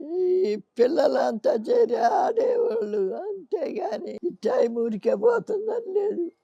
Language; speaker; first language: Telugu; native; Telugu